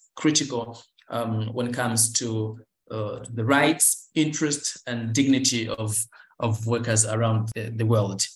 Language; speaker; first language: English; non-native, local second language; Swahili